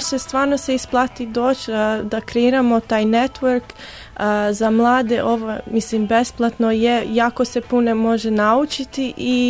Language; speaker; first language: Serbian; early bilingual, heritage; English